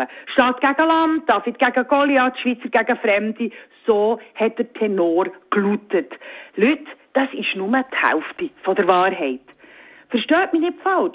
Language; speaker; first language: German; native; German